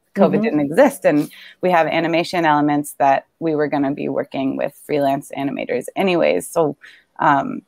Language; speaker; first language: English; native; English